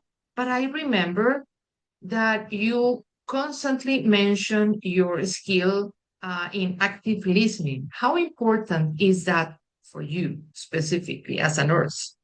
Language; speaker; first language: English; non-native, fluent; Spanish